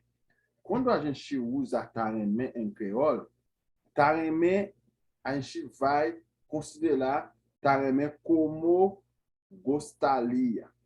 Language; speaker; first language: Portuguese; non-native, fluent; Haitian Creole